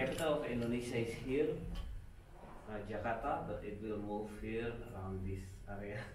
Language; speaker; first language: English; non-native, fluent; Indonesian